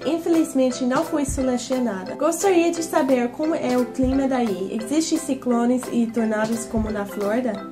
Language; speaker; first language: Portuguese; non-native, fluent; English